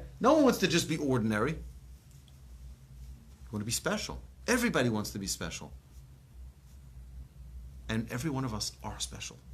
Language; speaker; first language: English; native; English